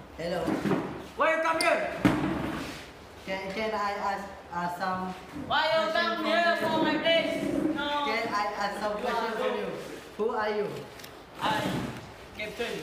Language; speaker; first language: English; non-native, learner; Malay